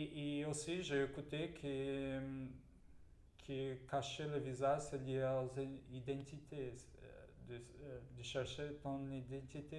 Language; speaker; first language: French; non-native, fluent; Portuguese